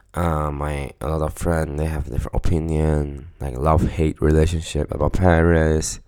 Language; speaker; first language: English; non-native, fluent; Chinese